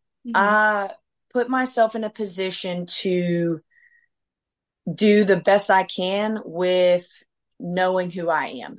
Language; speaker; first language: English; native; English